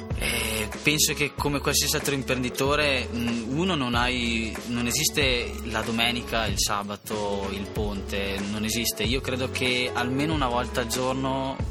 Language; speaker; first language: Italian; native; Italian